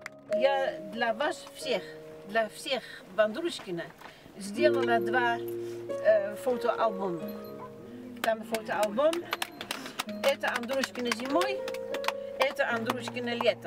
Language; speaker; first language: Russian; non-native, fluent; Dutch